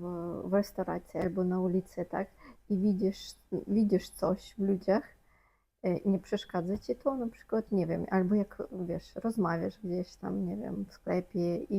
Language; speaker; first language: Polish; non-native, fluent; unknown